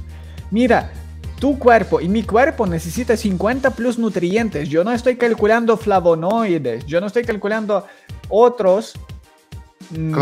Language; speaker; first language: Spanish; non-native, learner; Ukrainian